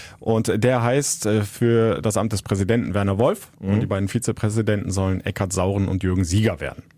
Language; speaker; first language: German; native; German